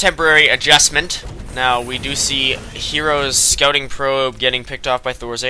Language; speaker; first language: English; native; English